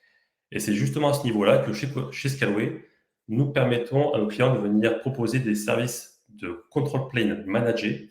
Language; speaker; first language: French; native; French